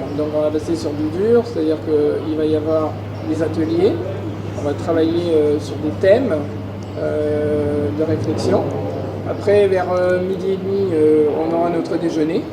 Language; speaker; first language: French; native; French